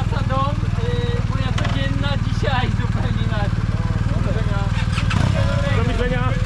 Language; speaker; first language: Polish; non-native, learner; English